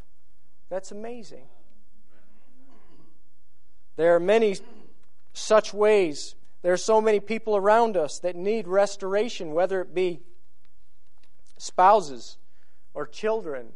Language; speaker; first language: English; native; English